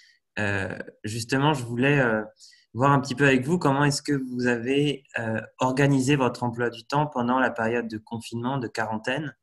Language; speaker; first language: French; native; French